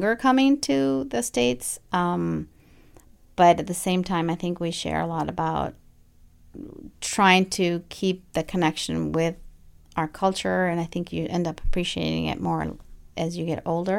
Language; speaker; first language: English; early bilingual, other home language; Spanish